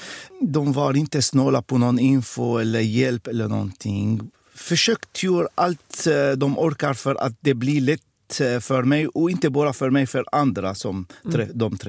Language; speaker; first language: Swedish; non-native, fluent; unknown